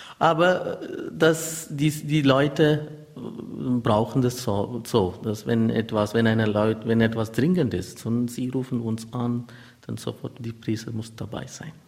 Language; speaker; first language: German; non-native, learner; Tamil